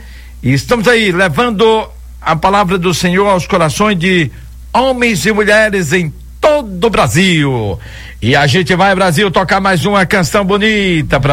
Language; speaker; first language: Portuguese; native; Portuguese